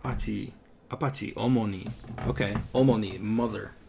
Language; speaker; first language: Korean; non-native, learner; English